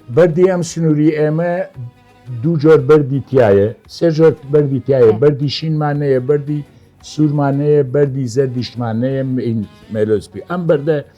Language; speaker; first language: Central Kurdish; non-native, local second language; Gurani